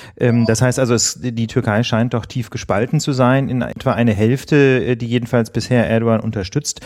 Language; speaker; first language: German; native; German